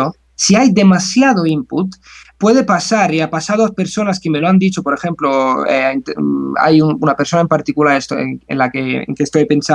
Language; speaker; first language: Spanish; non-native, fluent; Italian